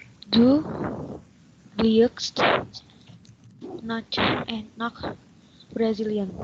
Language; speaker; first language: German; non-native, learner; Indonesian